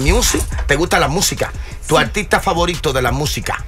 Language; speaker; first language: Spanish; native; Spanish